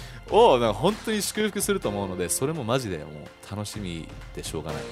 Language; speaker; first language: Japanese; early bilingual, other home language; English